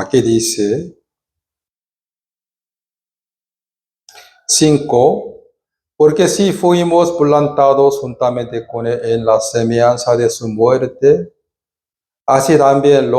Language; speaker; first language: Spanish; non-native, fluent; Korean